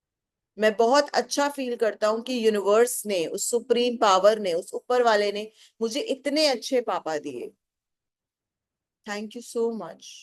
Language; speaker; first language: Hindi; native; Hindi